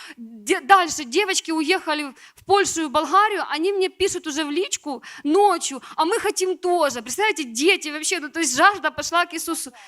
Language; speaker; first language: Russian; native; Russian